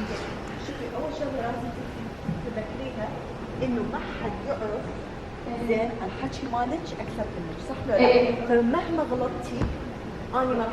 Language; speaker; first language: Arabic; native; Arabic